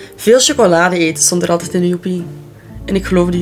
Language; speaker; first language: Dutch; native; Dutch